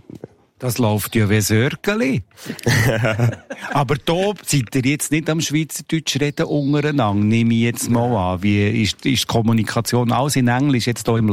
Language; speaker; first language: German; native; German